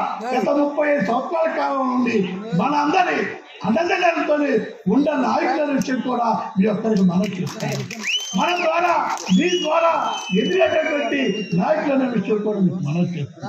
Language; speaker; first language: Telugu; native; Telugu